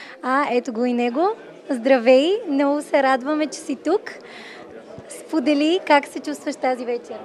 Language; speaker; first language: Bulgarian; native; Bulgarian